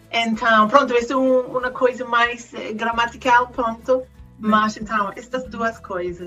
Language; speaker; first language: Portuguese; non-native, fluent; English